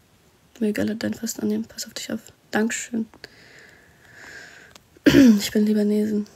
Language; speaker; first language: German; early bilingual, other home language; Arabic